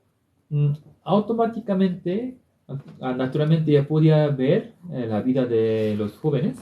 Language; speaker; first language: Spanish; non-native, learner; Korean